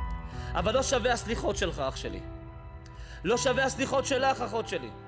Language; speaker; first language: Hebrew; native; Hebrew